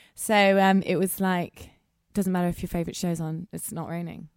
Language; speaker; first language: English; native; English